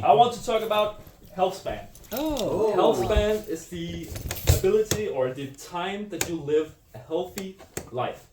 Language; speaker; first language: English; non-native, fluent; Danish